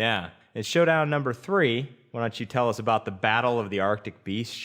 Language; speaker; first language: English; native; English